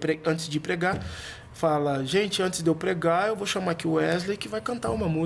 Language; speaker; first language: Portuguese; native; Portuguese